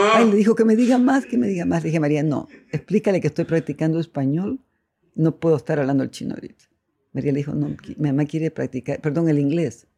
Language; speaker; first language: Spanish; native; Spanish